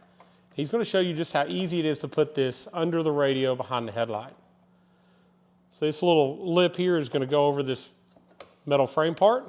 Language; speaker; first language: English; native; English